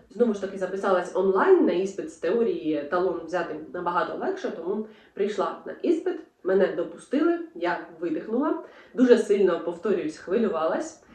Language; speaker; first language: Ukrainian; non-native, local second language; Russian